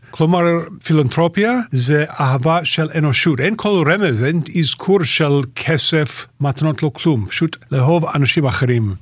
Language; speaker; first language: Hebrew; non-native, fluent; English